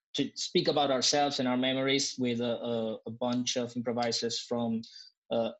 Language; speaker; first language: English; non-native, fluent; Spanish